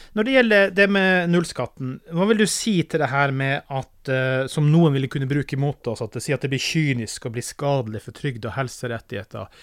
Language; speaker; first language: Norwegian; native; Norwegian